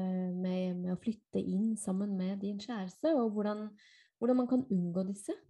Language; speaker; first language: Norwegian; non-native, fluent; Spanish